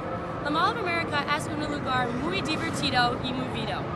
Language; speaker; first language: Spanish; non-native, learner; English